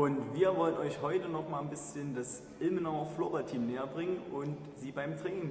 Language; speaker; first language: German; native; German